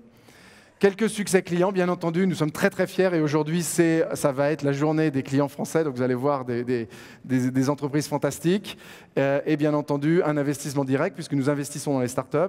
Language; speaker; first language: French; native; French